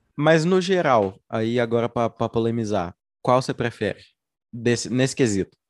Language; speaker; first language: Portuguese; native; Portuguese